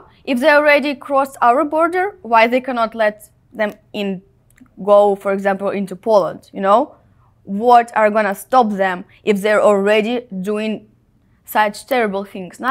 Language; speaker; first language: English; non-native, fluent; Ukrainian